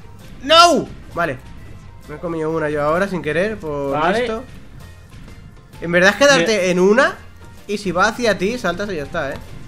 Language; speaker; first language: Spanish; native; Spanish